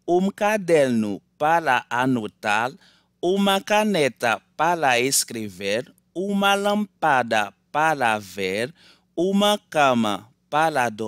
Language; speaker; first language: Portuguese; non-native, learner; Haitian Creole